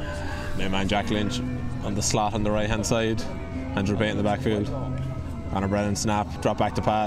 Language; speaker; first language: English; native; English